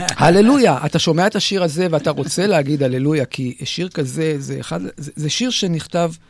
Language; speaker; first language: Hebrew; native; Hebrew